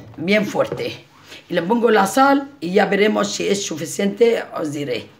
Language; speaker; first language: Spanish; non-native, fluent; Arabic